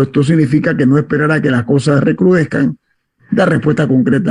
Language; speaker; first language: Spanish; native; Spanish